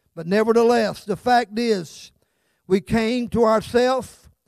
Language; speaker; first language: English; native; English